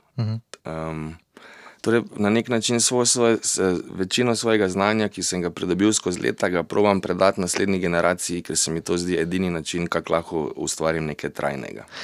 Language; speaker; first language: Slovenian; native; Slovenian